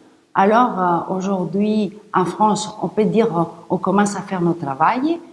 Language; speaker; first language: French; non-native, fluent; Greek